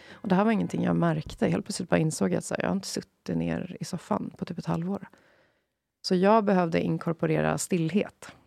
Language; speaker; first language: Swedish; non-native, fluent; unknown